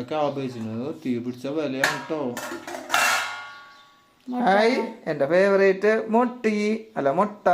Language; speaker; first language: Malayalam; native; Malayalam